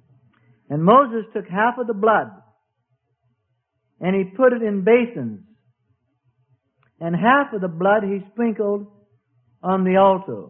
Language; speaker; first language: English; native; English